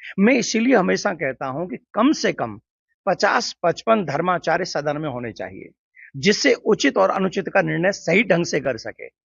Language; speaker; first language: Hindi; native; Hindi